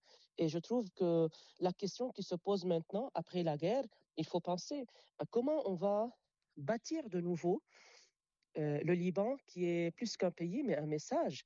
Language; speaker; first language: French; non-native, local second language; Arabic